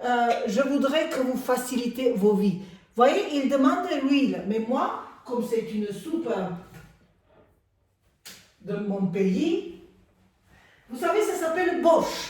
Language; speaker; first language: French; non-native, fluent; Armenian